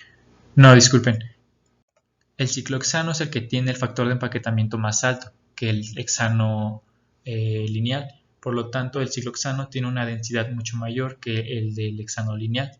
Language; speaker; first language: Spanish; native; Spanish